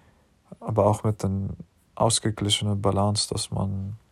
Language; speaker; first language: German; non-native, learner; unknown